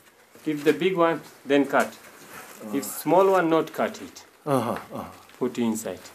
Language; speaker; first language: English; non-native, learner; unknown